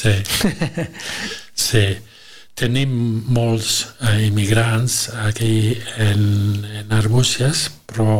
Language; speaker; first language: Catalan; non-native, learner; French